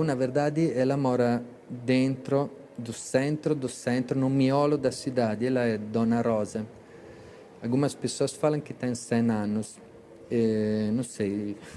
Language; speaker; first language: Portuguese; non-native, fluent; Italian